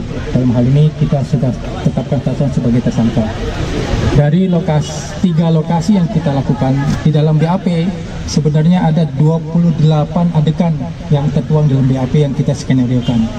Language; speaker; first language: Indonesian; native; Indonesian